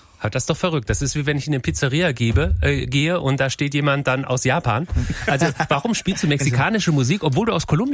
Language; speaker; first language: German; native; German